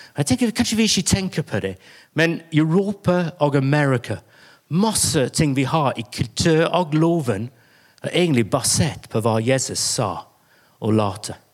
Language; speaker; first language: Norwegian; non-native, fluent; English